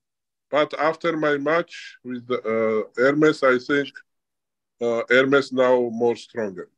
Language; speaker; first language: English; non-native, learner; Georgian